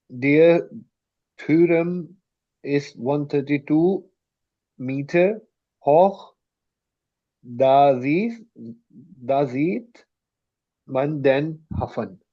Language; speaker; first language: German; non-native, learner; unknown